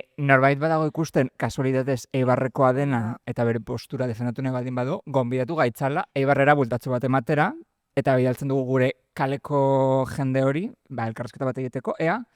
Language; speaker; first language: Basque; non-native, local second language; Spanish